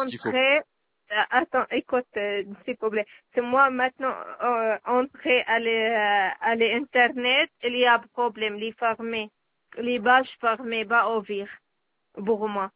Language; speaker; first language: French; non-native, learner; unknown